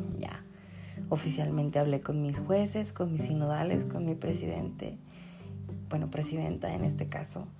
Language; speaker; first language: Spanish; native; Spanish